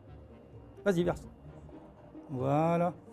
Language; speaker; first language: French; native; French